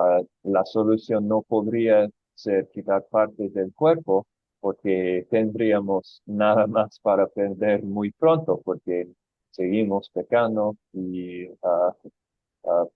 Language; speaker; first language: Spanish; non-native, fluent; English